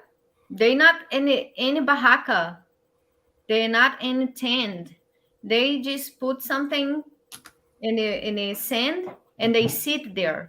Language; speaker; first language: English; non-native, learner; Portuguese